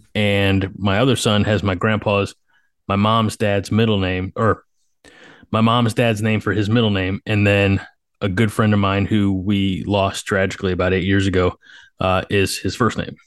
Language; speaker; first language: English; early bilingual, other home language; Slovak